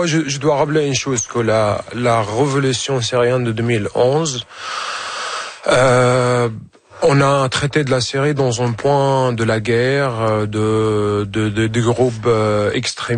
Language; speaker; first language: French; non-native, fluent; Arabic